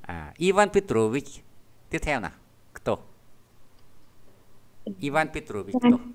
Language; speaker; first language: Russian; non-native, fluent; Vietnamese